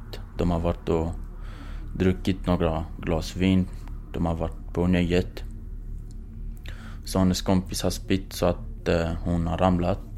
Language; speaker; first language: Swedish; non-native, fluent; Kurdish